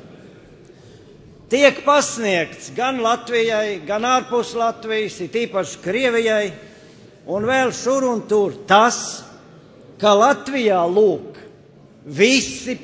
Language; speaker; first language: Latvian; native; Latvian